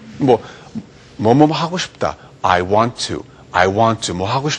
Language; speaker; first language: Korean; non-native, fluent; English